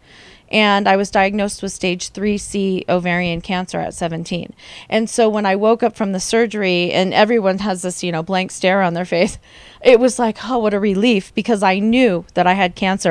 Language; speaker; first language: English; native; English